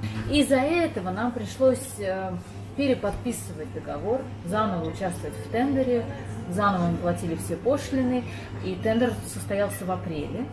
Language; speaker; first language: Russian; native; Russian